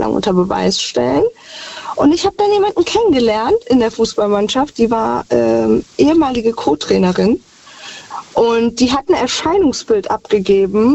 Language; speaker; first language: German; native; German